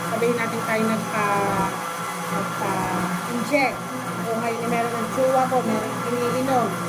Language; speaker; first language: Filipino; native; Filipino